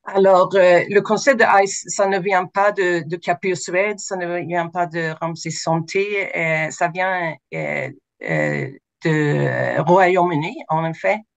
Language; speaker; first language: French; non-native, fluent; Swedish